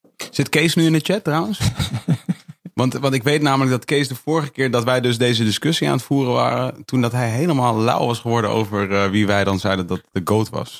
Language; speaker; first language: Dutch; native; Dutch